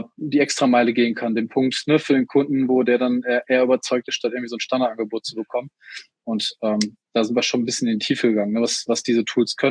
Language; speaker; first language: German; native; German